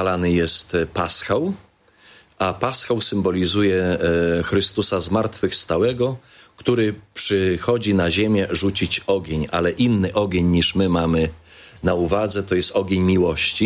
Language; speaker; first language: Polish; native; Polish